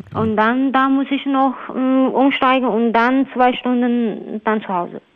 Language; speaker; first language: German; non-native, learner; Chinese